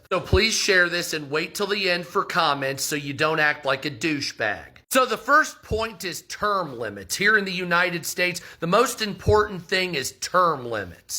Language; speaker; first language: English; native; English